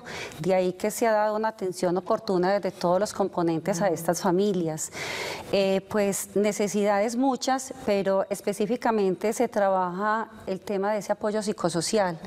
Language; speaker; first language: Spanish; native; Spanish